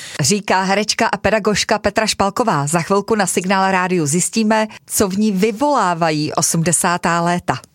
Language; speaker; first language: Czech; native; Czech